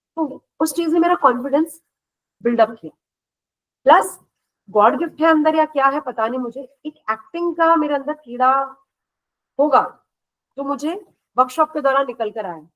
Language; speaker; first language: Hindi; native; Hindi